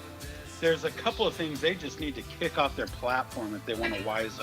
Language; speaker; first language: English; native; English